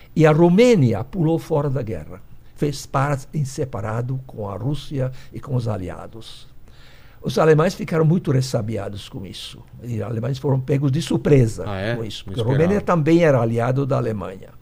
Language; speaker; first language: Portuguese; early bilingual, other home language; Hungarian